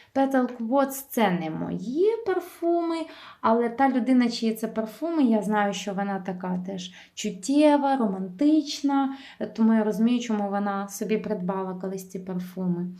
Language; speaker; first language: Ukrainian; native; Ukrainian